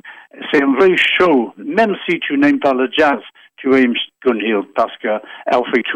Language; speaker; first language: French; non-native, fluent; English